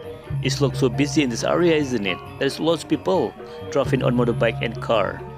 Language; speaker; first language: English; non-native, learner; Indonesian